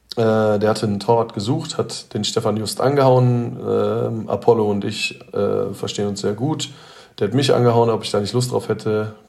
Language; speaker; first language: German; native; German